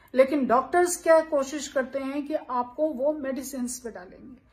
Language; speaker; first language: Hindi; native; Hindi